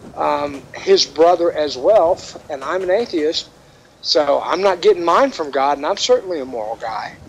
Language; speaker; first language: English; native; English